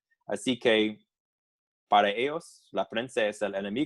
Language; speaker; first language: Spanish; non-native, fluent; English